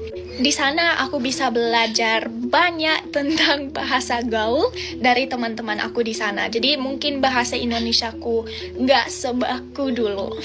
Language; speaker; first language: Indonesian; non-native, fluent; English